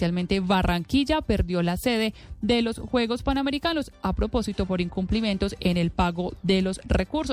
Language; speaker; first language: Spanish; native; Spanish